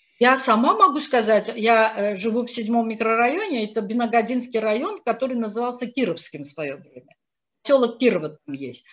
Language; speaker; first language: Russian; non-native, local second language; Azerbaijani